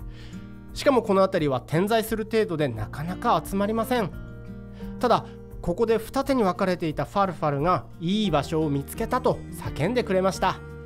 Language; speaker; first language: Japanese; native; Japanese